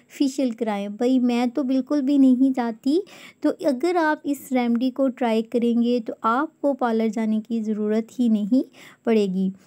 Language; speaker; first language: Urdu; native; Urdu